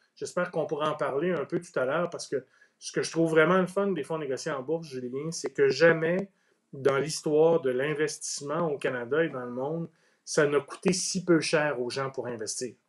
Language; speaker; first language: French; native; French